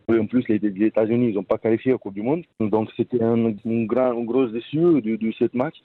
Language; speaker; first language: French; non-native, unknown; Romanian